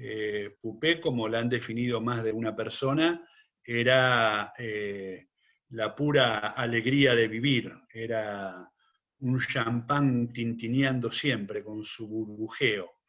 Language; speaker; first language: Spanish; native; Spanish